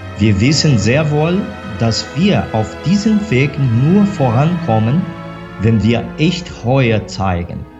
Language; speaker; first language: German; non-native, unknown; Portuguese